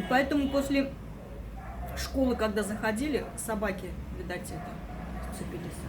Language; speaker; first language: Russian; native; Russian